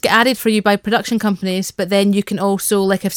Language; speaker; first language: English; native; English